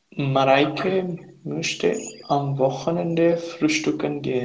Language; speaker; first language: German; non-native, learner; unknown